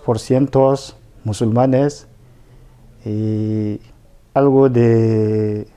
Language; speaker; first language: Spanish; non-native, fluent; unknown